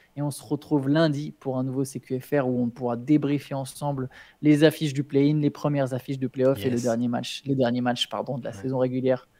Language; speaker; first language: French; native; French